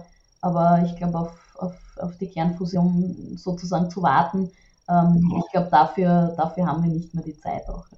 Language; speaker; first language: German; native; German